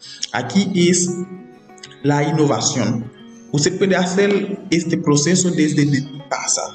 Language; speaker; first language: Spanish; non-native, learner; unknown